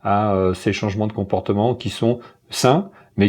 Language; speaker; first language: French; native; French